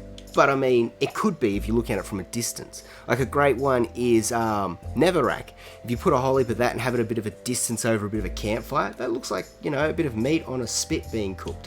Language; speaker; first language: English; native; English